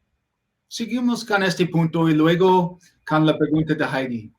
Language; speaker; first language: Spanish; non-native, learner; English